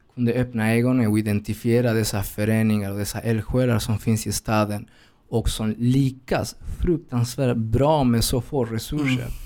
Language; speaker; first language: Swedish; non-native, fluent; Spanish